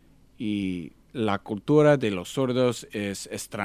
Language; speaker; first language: Spanish; non-native, learner; English